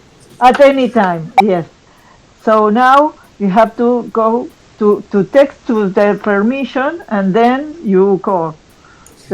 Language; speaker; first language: English; non-native, learner; Spanish